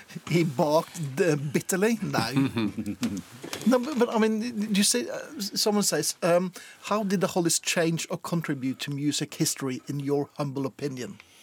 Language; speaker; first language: English; non-native, fluent; Norwegian